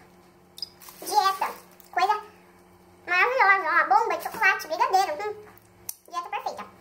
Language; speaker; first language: Portuguese; native; Portuguese